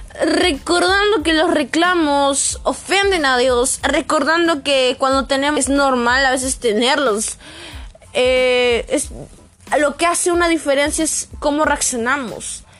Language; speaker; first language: Spanish; native; Spanish